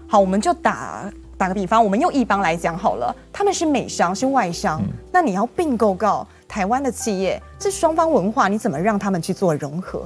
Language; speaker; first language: Chinese; native; Chinese